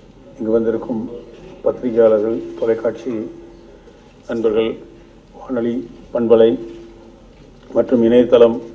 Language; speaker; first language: Tamil; native; Tamil